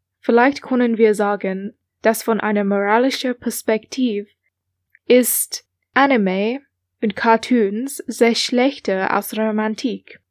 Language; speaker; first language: German; non-native, learner; English